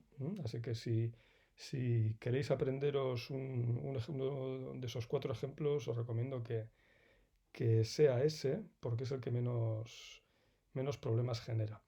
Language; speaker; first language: Spanish; native; Spanish